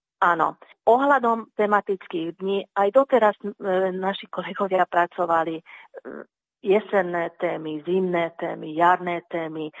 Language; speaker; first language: Slovak; early bilingual, heritage; Hungarian